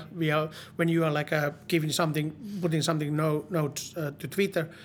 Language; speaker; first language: English; non-native, learner; Finnish